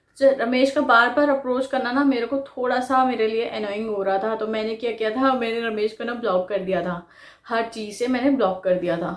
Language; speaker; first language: Hindi; non-native, local second language; Bangla